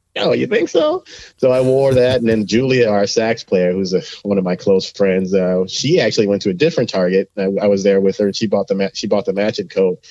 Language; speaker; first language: English; native; English